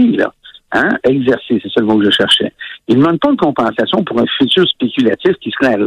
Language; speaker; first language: French; native; French